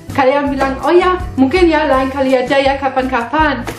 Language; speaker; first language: Indonesian; non-native, fluent; German